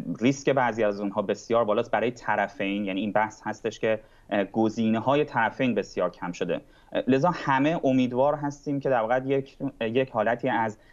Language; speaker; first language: Persian; native; Persian